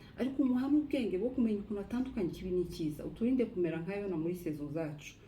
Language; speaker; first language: Kinyarwanda; native; Kinyarwanda